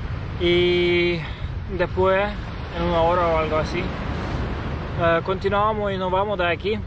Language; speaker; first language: Spanish; non-native, fluent; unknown